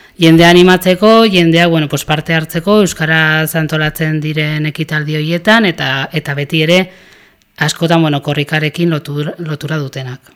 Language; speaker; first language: Basque; non-native, local second language; Spanish